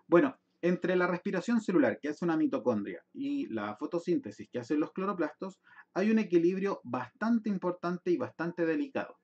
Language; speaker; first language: Spanish; native; Spanish